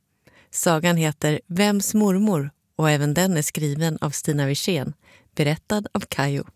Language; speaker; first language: Swedish; native; Swedish